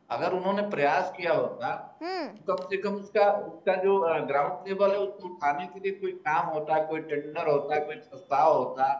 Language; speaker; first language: Hindi; native; Hindi